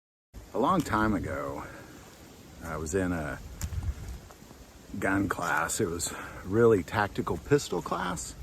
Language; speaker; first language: English; native; English